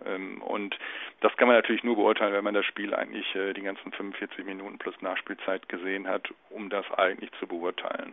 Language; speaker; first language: German; native; German